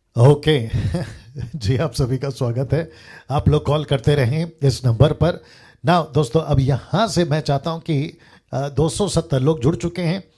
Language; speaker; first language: Hindi; native; Hindi